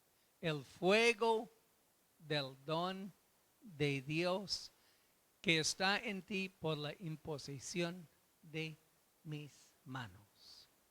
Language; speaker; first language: Spanish; non-native, fluent; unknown